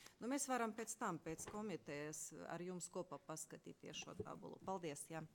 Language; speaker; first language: Latvian; non-native, local second language; Russian